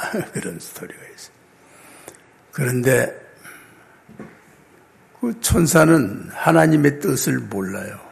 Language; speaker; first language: Korean; native; Korean